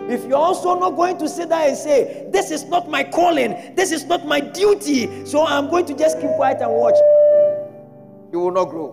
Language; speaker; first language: English; non-native, local second language; Akan